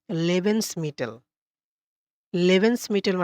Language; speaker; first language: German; non-native, fluent; Bangla